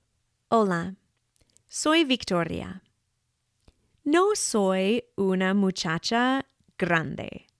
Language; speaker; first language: Spanish; non-native, fluent; English